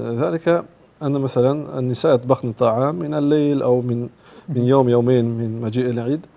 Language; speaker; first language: Arabic; non-native, fluent; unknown